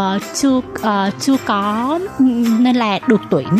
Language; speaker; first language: Vietnamese; native; Vietnamese